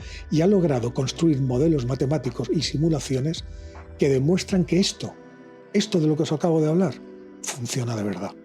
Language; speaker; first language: Spanish; native; Spanish